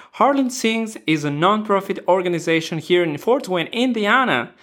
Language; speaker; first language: English; non-native, fluent; Spanish